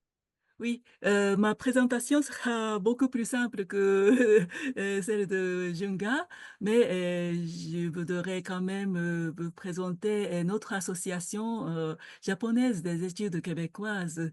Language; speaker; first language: French; non-native, fluent; Japanese